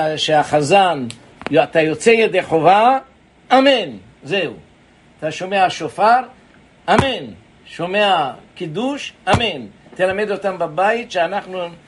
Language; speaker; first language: Hebrew; native; Hebrew